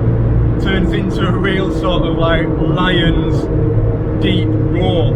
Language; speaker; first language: English; native; English